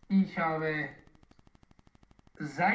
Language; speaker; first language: German; non-native, learner; Romanian